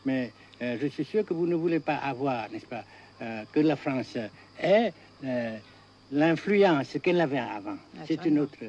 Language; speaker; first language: French; non-native, fluent; Vietnamese